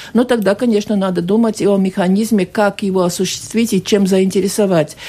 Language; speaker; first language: Russian; non-native, local second language; Latvian